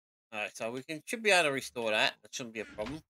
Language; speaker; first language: English; native; English